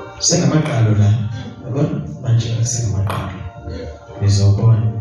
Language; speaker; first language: Zulu; non-native, local second language; Xhosa